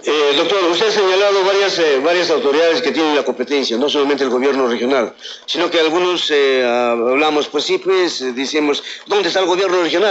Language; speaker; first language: Spanish; native; Spanish